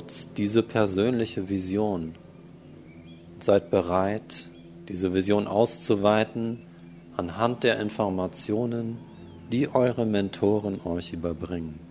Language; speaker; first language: German; native; German